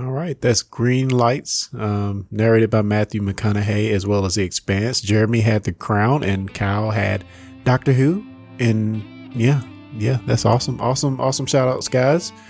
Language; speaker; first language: English; native; English